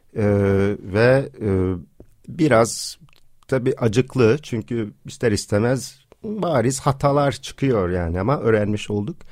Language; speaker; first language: Turkish; non-native, fluent; English